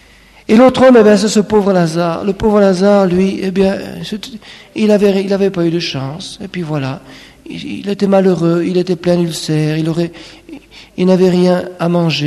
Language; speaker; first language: French; native; French